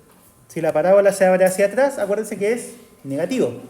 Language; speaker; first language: Spanish; native; Spanish